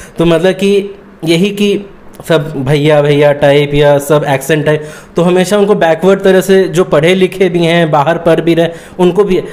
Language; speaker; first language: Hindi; native; Hindi